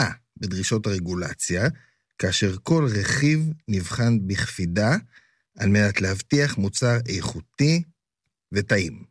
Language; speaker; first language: Hebrew; native; Hebrew